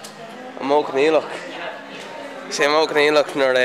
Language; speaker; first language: Irish; non-native, local second language; English